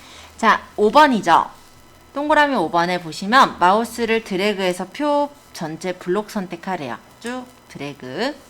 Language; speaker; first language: Korean; native; Korean